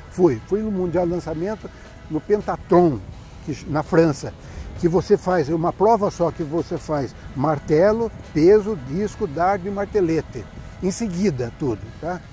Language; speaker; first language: Portuguese; native; Portuguese